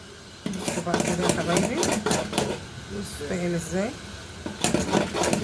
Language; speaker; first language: Arabic; native; Arabic